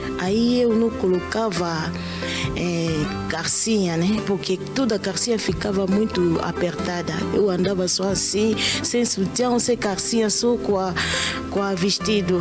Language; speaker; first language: Portuguese; non-native, learner; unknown